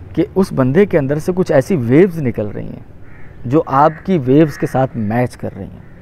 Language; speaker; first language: Urdu; non-native, local second language; Punjabi